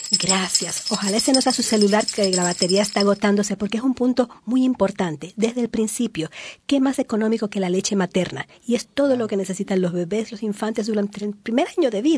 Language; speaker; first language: Spanish; native; Spanish